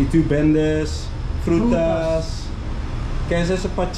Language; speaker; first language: Spanish; non-native, learner; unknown